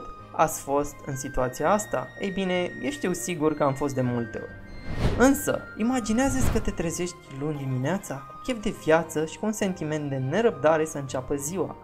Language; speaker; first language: Romanian; native; Romanian